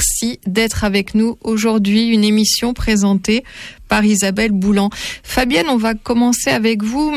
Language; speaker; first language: French; native; French